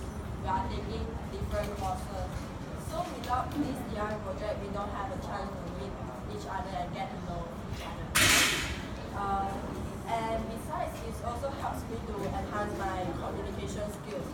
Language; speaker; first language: English; non-native, local second language; Malay